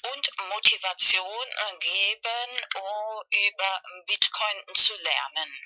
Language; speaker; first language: German; non-native, learner; Spanish